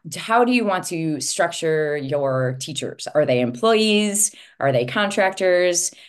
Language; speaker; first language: English; native; English